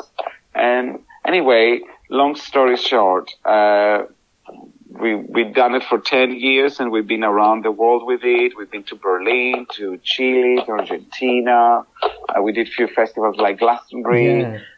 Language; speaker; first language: English; non-native, fluent; Greek